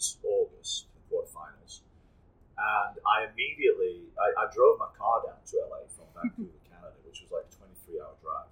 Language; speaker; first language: English; native; English